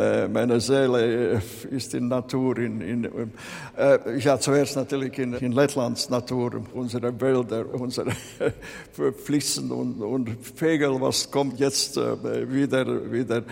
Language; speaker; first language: German; non-native, fluent; Latvian